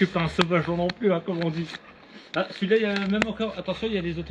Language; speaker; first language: French; native; French